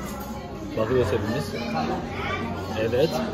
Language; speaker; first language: German; early bilingual, other home language; Turkish